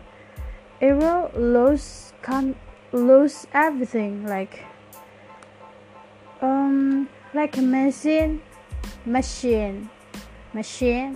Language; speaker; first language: English; non-native, learner; Malay